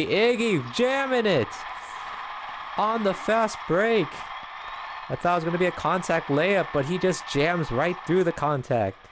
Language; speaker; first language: English; native; English